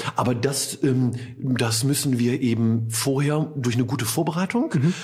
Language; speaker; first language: German; native; German